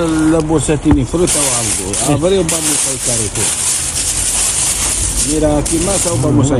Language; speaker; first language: Spanish; non-native, learner; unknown